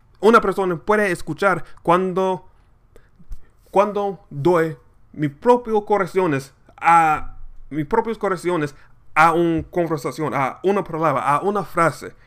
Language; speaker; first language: Spanish; non-native, learner; English